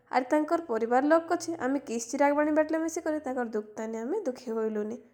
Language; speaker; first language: Odia; native; Odia